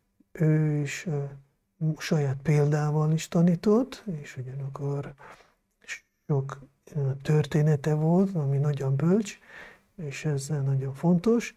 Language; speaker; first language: Hungarian; non-native, local second language; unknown